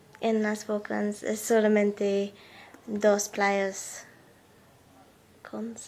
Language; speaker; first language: Spanish; non-native, learner; English